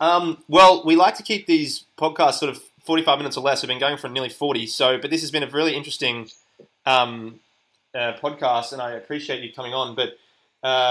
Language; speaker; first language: English; native; English